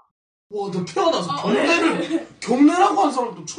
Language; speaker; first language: Korean; native; Korean